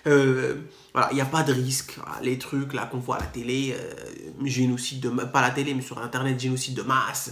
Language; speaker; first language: French; native; French